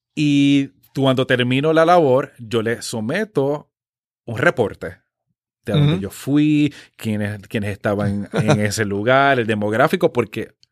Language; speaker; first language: Spanish; native; Spanish